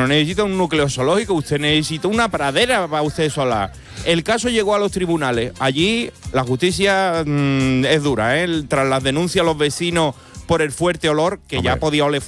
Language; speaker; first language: Spanish; native; Spanish